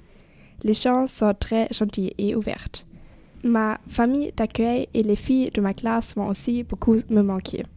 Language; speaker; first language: French; non-native, fluent; German